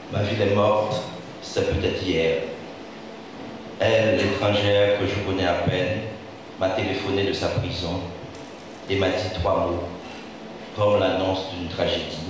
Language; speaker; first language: French; non-native, local second language; Haitian Creole